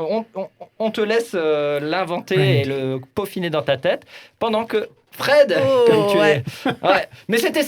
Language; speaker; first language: French; native; French